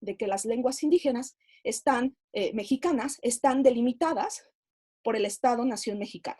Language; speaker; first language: Spanish; native; Spanish